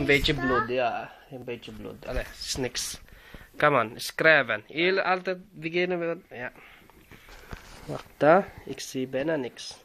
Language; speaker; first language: Dutch; non-native, learner; Filipino